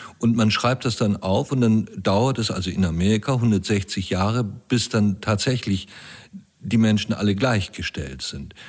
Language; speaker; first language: German; native; German